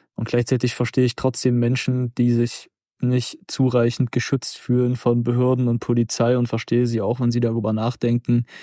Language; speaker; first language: German; native; German